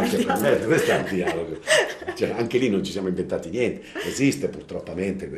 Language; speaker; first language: Italian; native; Italian